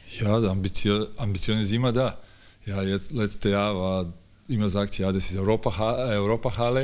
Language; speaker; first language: German; non-native, learner; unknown